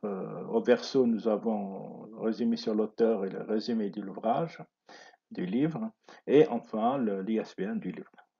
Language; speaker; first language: French; non-native, local second language; Arabic